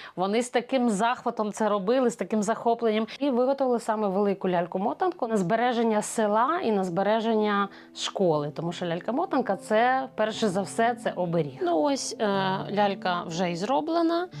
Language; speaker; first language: Ukrainian; native; Ukrainian